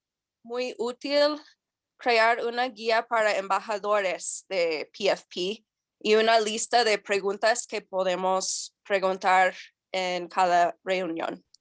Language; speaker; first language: Spanish; non-native, learner; English